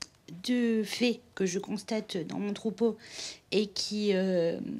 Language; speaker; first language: French; native; French